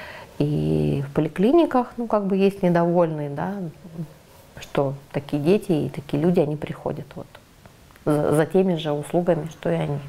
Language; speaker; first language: Russian; native; Russian